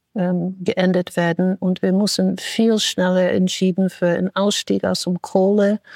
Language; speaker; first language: German; non-native, fluent; English